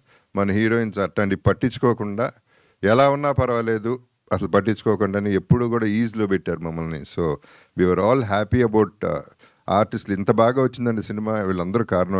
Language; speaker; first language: Telugu; native; Telugu